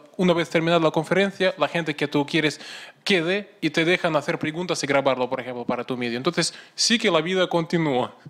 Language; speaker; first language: Spanish; non-native, fluent; Russian